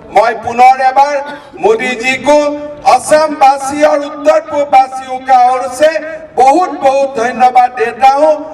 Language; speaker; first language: Hindi; non-native, local second language; Assamese